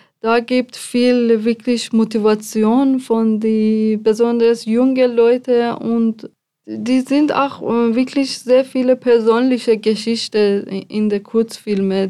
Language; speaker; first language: German; non-native, fluent; Persian